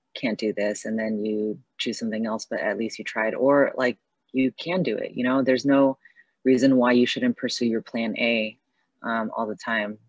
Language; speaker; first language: English; early bilingual, other home language; Chinese